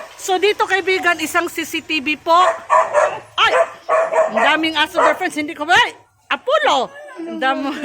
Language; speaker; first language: Filipino; non-native, local second language; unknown